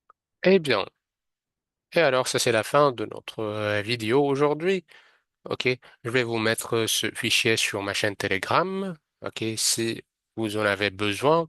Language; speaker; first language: French; non-native, fluent; Arabic